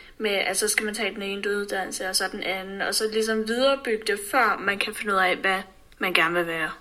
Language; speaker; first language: Danish; native; Danish